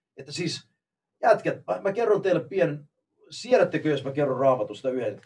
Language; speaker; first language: Finnish; early bilingual, heritage; Finnish